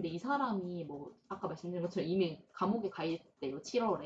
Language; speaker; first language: Korean; native; Korean